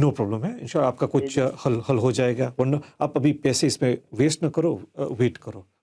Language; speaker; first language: Hindi; early bilingual, heritage; Hindi